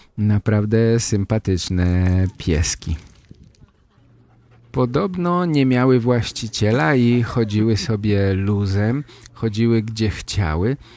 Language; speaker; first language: Polish; native; Polish